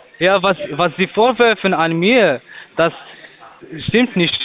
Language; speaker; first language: German; non-native, learner; Arabic